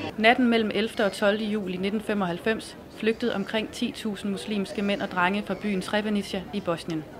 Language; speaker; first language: Danish; native; Danish